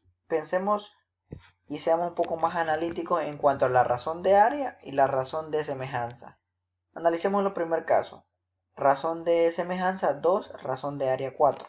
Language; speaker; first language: Spanish; native; Spanish